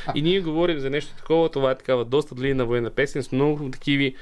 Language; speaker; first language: Bulgarian; non-native, fluent; Ukrainian